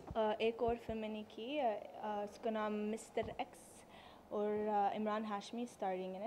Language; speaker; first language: Hindi; non-native, learner; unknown